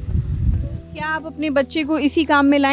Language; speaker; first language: Hindi; native; Hindi